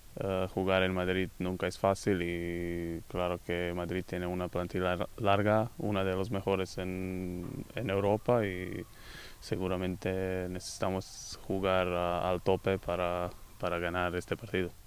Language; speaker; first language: Spanish; non-native, fluent; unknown